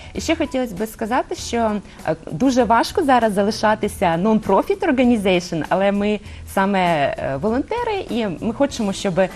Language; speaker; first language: Ukrainian; non-native, local second language; Russian